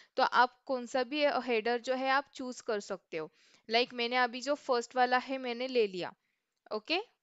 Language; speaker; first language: Hindi; non-native, local second language; Marathi